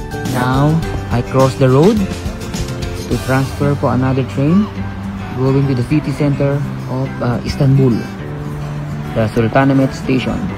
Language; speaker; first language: English; non-native, learner; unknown